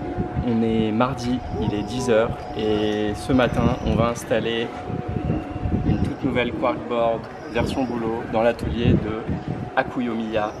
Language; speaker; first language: French; native; French